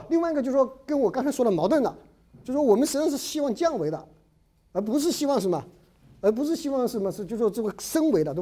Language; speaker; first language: Chinese; native; Chinese